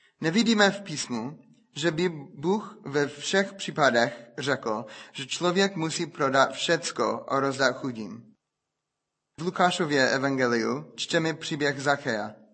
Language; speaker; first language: Czech; non-native, fluent; English